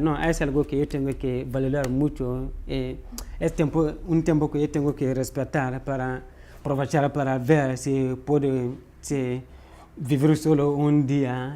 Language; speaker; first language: Spanish; non-native, learner; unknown